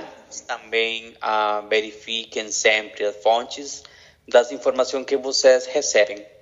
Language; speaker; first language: Portuguese; non-native, learner; Spanish